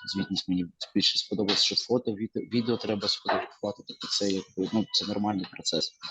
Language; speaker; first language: Ukrainian; native; Ukrainian